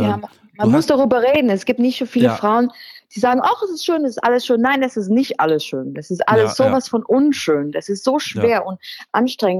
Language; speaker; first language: German; non-native, fluent; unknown